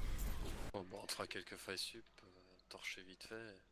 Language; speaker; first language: French; native; French